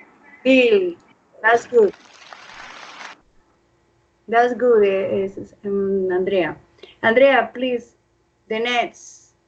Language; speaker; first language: English; non-native, fluent; Spanish